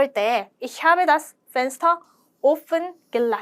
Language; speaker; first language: German; non-native, fluent; Korean